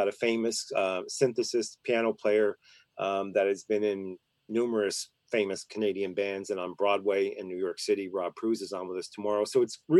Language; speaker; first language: English; native; English